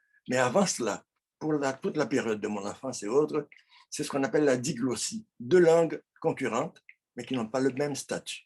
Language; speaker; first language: French; non-native, local second language; Haitian Creole